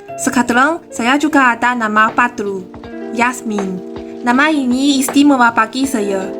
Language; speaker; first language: Malay; non-native, learner; Chinese